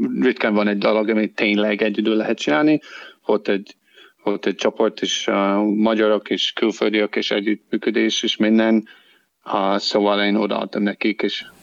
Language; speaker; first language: Hungarian; non-native, learner; English